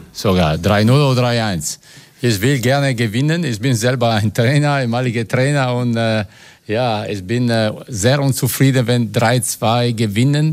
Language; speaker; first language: German; non-native, fluent; Italian